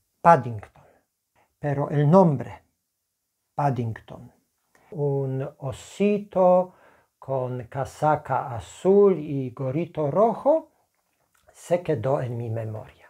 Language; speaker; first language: Spanish; non-native, fluent; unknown